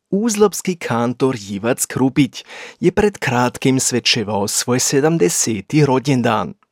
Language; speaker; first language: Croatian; native; Croatian